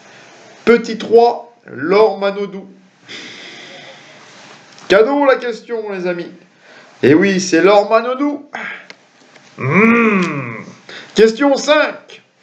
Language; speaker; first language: French; native; French